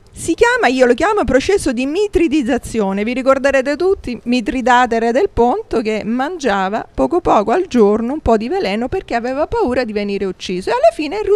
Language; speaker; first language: Italian; native; Italian